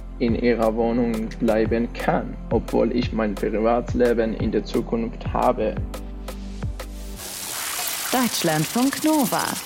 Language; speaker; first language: German; non-native, fluent; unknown